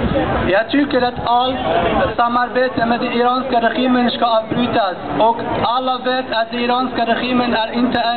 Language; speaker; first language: Swedish; non-native, fluent; Persian